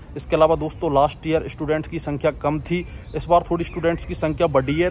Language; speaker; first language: Hindi; native; Hindi